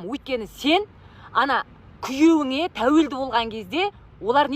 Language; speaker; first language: Kazakh; native; Kazakh